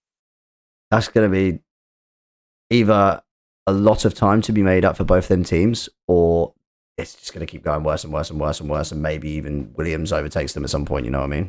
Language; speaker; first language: English; native; English